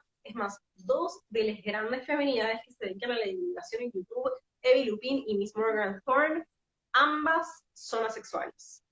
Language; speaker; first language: Spanish; native; Spanish